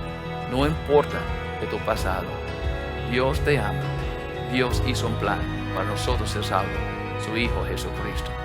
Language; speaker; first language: Spanish; non-native, fluent; English